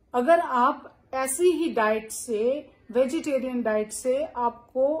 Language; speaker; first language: Hindi; native; Hindi